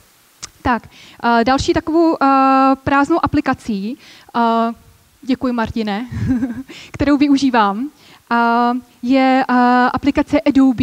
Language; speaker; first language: Czech; native; Czech